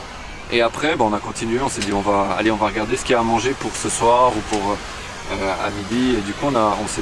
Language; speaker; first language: French; native; French